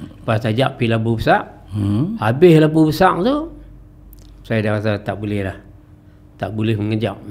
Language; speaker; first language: Malay; native; Malay